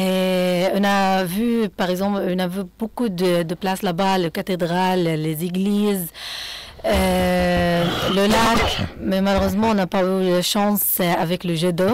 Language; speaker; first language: French; non-native, fluent; Arabic